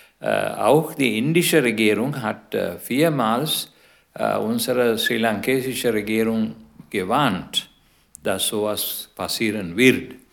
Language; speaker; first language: German; non-native, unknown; Sinhala